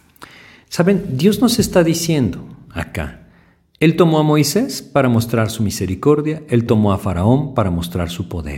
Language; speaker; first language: Spanish; native; Spanish